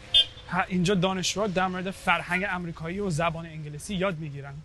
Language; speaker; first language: Persian; non-native, fluent; English